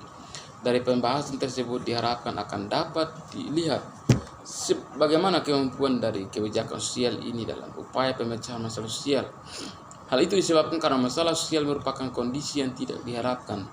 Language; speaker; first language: Indonesian; native; Indonesian